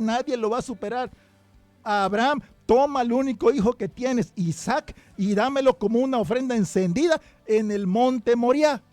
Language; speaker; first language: Spanish; native; Spanish